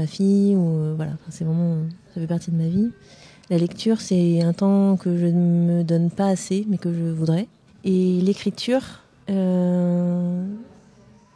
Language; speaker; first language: French; native; French